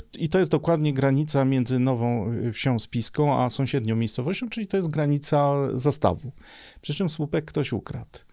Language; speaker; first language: Polish; native; Polish